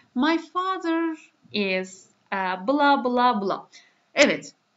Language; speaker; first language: English; non-native, fluent; Turkish